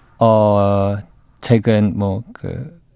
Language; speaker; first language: Korean; non-native, learner; English